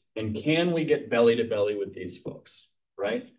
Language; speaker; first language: English; native; English